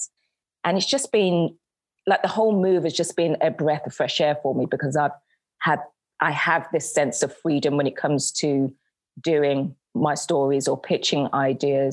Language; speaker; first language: English; native; English